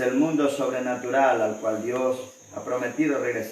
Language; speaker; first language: Spanish; native; Spanish